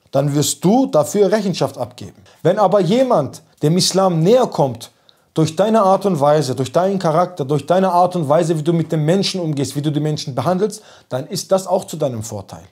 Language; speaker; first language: German; early bilingual, other home language; Turkish